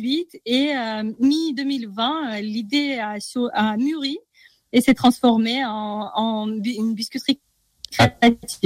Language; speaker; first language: French; native; French